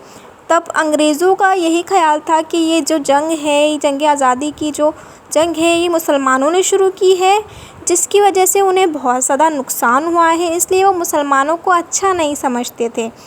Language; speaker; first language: Urdu; non-native, local second language; Sindhi